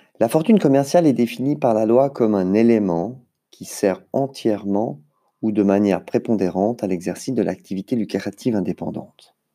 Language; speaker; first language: French; native; French